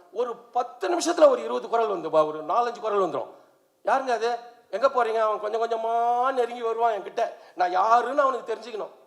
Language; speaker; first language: Tamil; native; Tamil